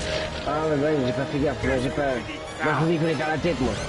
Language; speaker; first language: French; native; French